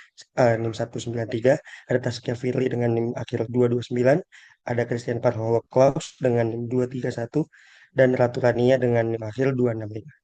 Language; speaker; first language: Indonesian; native; Indonesian